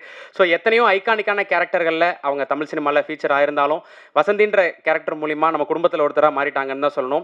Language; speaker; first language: Tamil; native; Tamil